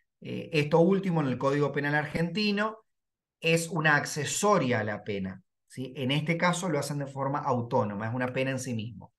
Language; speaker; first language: Spanish; native; Spanish